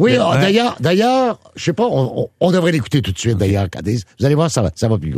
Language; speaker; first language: French; native; French